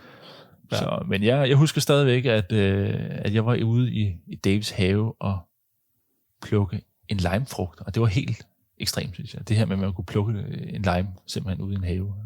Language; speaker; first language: Danish; native; Danish